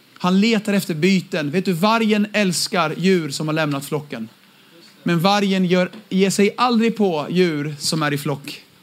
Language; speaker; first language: Swedish; early bilingual, other home language; Aramaic